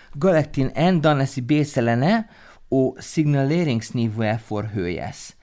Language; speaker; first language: Norwegian; non-native, fluent; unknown